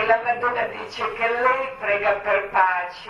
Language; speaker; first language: Italian; non-native, learner; Croatian